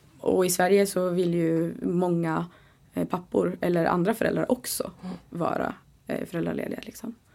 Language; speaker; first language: Swedish; native; Swedish